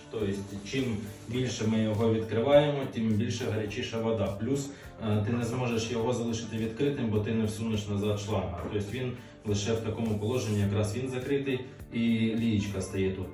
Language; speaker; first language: Ukrainian; native; Ukrainian